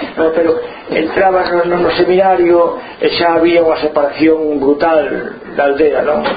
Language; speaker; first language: Galician; non-native, local second language; Spanish